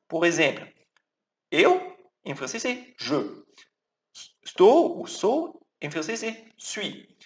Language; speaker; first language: Portuguese; non-native, fluent; French